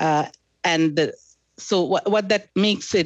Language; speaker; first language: English; non-native, local second language; Sinhala